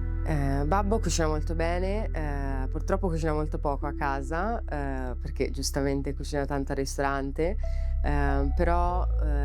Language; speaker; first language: Italian; early bilingual, other home language; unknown